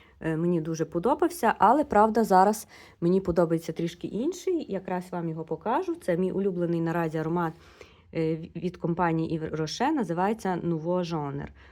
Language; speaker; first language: Ukrainian; non-native, local second language; Russian